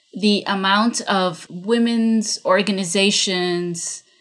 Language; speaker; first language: English; non-native, fluent; Spanish